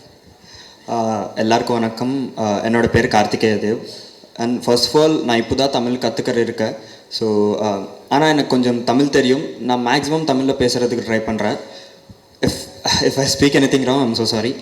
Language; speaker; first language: Tamil; non-native, learner; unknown